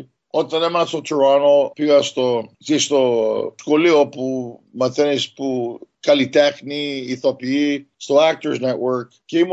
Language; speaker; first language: Greek; early bilingual, heritage; Greek